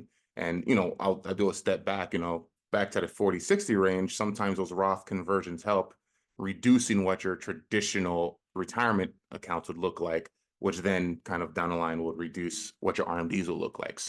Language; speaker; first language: English; native; English